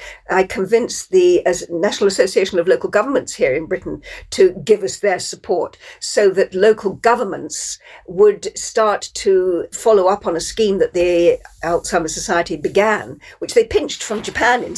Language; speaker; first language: English; native; English